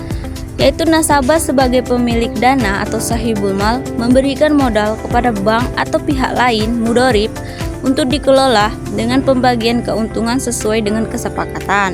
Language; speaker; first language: Indonesian; native; Indonesian